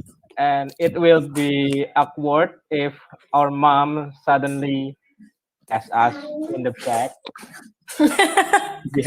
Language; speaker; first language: English; non-native, learner; Indonesian